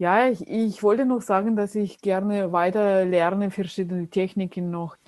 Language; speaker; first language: German; non-native, fluent; Russian